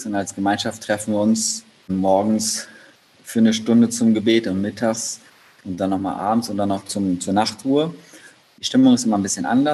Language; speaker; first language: German; native; German